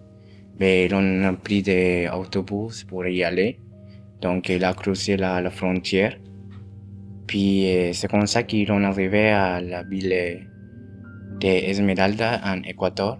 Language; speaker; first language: French; non-native, fluent; Spanish